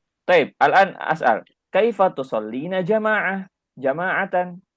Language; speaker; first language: Arabic; non-native, fluent; Indonesian